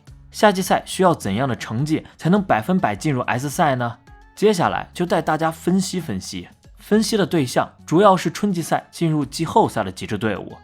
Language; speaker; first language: Chinese; native; Chinese